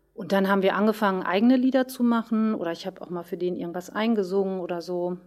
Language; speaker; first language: German; native; German